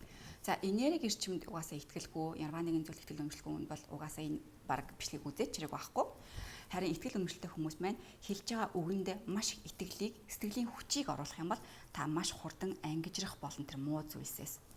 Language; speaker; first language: Mongolian; native; Mongolian